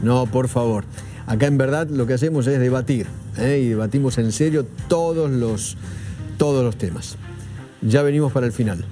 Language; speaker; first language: Spanish; native; Spanish